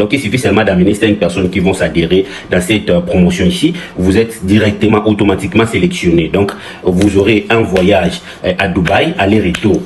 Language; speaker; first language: French; non-native, local second language; Lingala